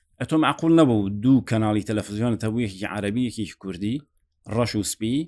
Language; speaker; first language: Central Kurdish; native; Central Kurdish